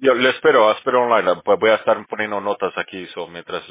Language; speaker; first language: Spanish; native; Spanish